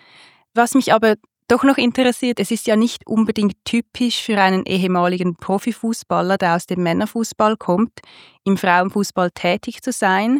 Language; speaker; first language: German; native; German